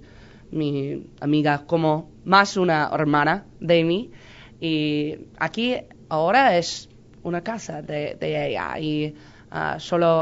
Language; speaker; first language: Spanish; non-native, learner; English